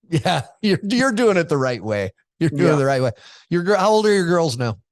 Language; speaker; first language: English; native; English